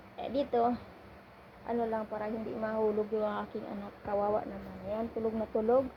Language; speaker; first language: Filipino; non-native, local second language; Cebuano